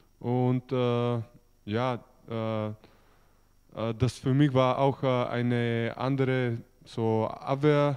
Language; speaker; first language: German; non-native, learner; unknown